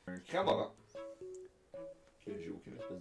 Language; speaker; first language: French; native; French